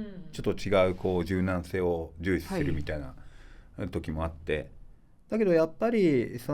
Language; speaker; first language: Japanese; native; Japanese